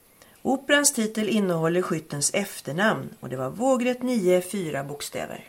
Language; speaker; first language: Swedish; native; Swedish